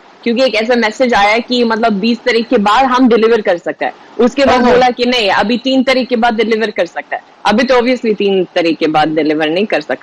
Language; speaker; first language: Hindi; non-native, learner; Swedish